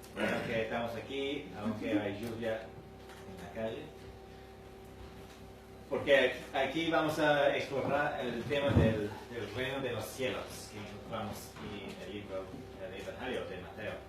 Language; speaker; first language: Spanish; non-native, fluent; English